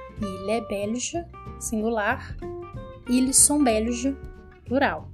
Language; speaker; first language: French; non-native, fluent; Portuguese